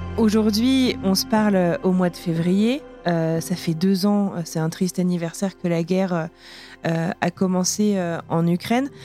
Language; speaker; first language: French; native; French